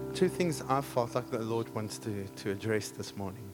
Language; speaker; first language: English; non-native, local second language; Afrikaans